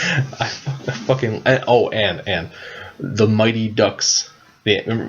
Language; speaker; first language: English; native; English